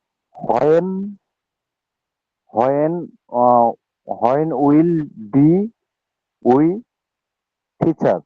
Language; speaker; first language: English; non-native, learner; Bangla